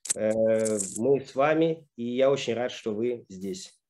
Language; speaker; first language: Russian; native; Russian